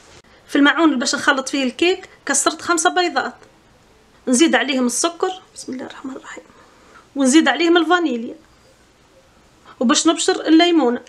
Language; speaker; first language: Arabic; native; Arabic